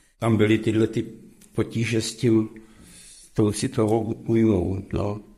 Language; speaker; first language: Czech; native; Czech